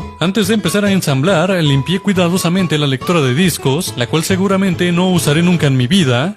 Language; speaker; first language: Spanish; native; Spanish